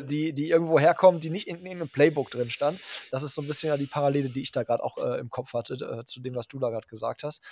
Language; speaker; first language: German; native; German